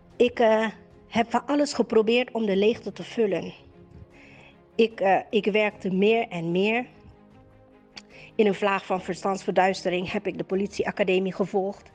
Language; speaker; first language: Dutch; native; Dutch